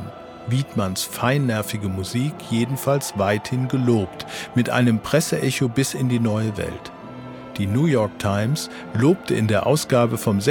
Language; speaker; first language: German; native; German